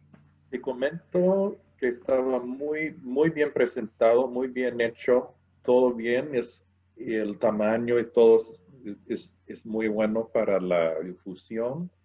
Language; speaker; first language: Spanish; non-native, fluent; English